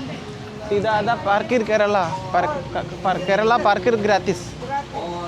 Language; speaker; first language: Indonesian; non-native, learner; Malayalam